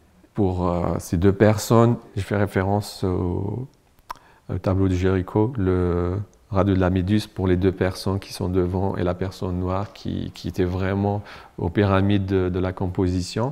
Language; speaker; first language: French; non-native, local second language; Arabic